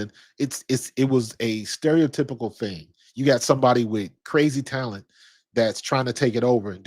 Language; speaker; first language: English; native; English